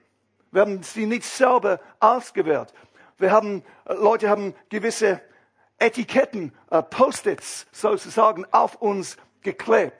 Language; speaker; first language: German; non-native, fluent; English